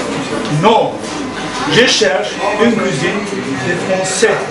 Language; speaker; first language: French; non-native, learner; Turkish